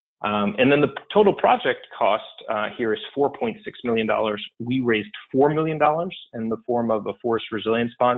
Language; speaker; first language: English; native; English